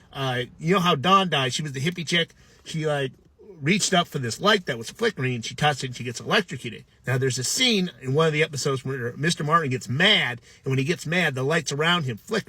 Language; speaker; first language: English; native; English